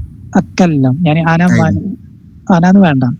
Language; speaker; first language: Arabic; non-native, learner; Malayalam